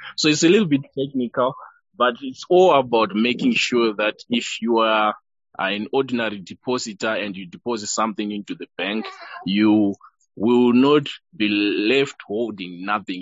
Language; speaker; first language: English; non-native, local second language; Shona